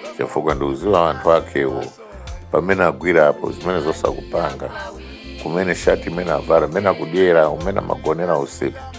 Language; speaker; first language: Nyanja; non-native, local second language; Tumbuka